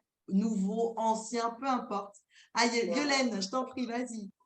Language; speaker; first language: French; native; French